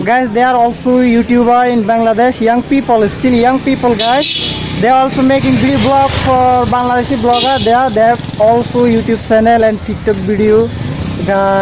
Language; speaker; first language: English; non-native, learner; Bangla